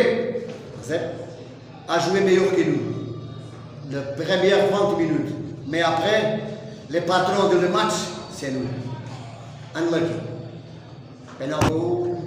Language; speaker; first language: French; non-native, learner; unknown